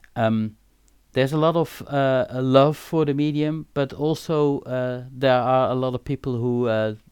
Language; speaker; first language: English; non-native, fluent; Dutch